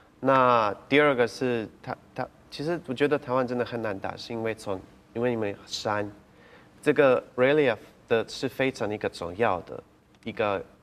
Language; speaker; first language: Chinese; non-native, fluent; Ukrainian